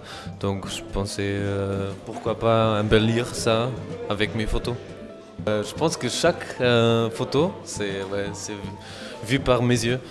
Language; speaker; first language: French; non-native, fluent; German